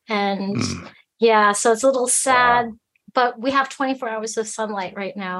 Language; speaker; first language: English; early bilingual, other home language; Cantonese